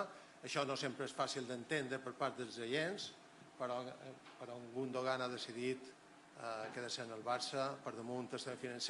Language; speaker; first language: Catalan; native; Catalan